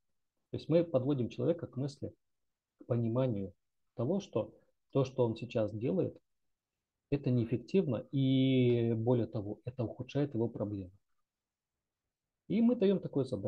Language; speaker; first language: Russian; native; Russian